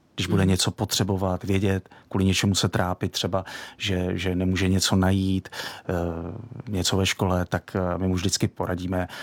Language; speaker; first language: Czech; native; Czech